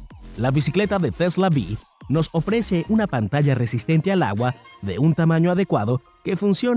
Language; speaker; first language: Spanish; native; Spanish